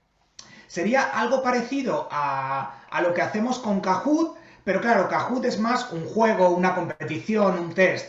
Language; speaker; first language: Spanish; native; Spanish